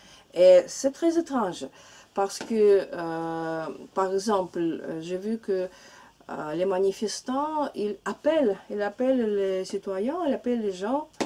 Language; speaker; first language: French; non-native, learner; Russian